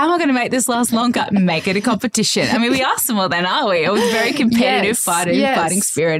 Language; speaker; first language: English; native; English